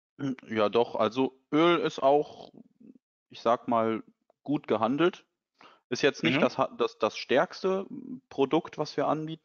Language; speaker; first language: German; native; German